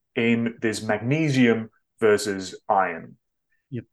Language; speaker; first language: English; non-native, fluent; Dutch